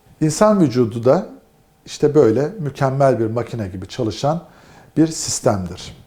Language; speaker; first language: Turkish; native; Turkish